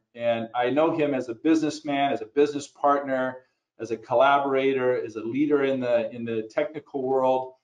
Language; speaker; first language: English; native; English